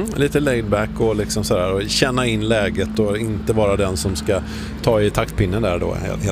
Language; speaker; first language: Swedish; native; Swedish